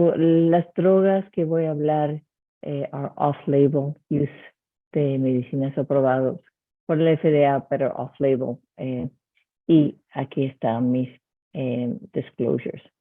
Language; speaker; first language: Spanish; early bilingual, heritage; Spanish